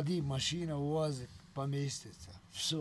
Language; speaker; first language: Russian; non-native, local second language; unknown